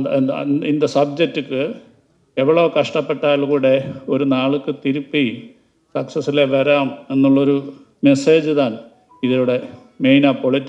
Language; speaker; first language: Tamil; non-native, learner; Malayalam